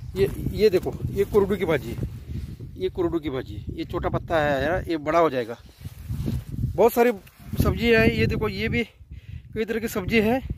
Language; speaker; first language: Hindi; non-native, local second language; Marathi